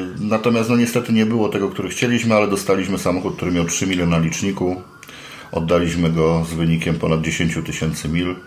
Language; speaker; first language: Polish; native; Polish